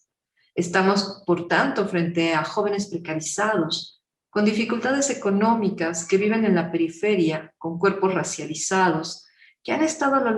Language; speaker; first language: Spanish; native; Spanish